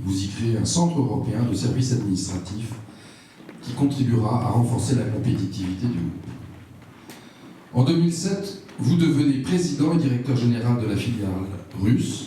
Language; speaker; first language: French; native; French